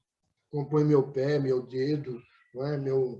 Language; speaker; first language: Portuguese; native; Portuguese